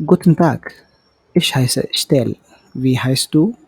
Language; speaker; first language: German; non-native, fluent; Tigrinya